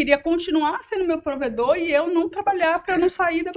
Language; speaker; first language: Portuguese; native; Portuguese